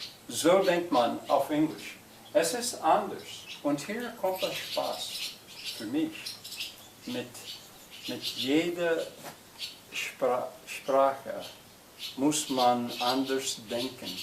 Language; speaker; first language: German; non-native, learner; English